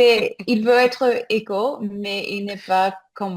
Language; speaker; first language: French; non-native, learner; English